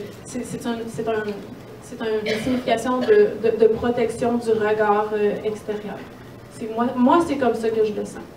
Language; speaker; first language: French; native; French